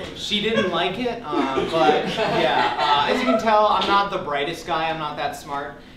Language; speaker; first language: English; native; English